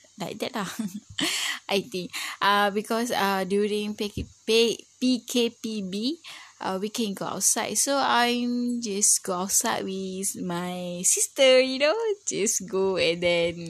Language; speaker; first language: English; non-native, learner; Malay